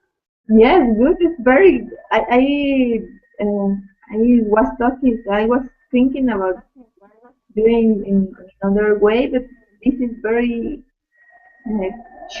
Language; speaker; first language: English; non-native, learner; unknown